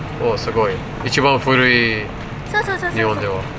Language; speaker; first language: Japanese; non-native, learner; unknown